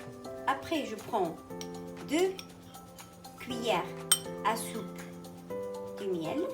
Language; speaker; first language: French; non-native, local second language; Arabic